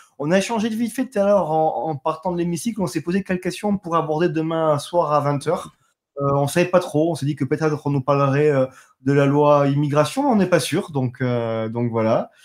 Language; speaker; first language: French; native; French